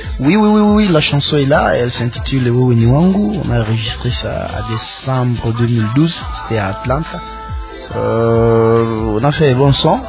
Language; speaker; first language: French; non-native, local second language; Nande